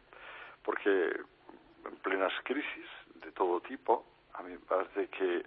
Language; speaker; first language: Spanish; native; Spanish